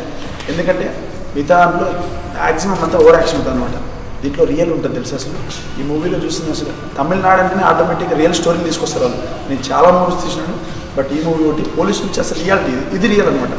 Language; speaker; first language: Telugu; native; Telugu